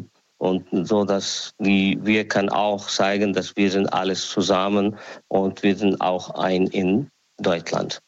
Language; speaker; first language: German; non-native, learner; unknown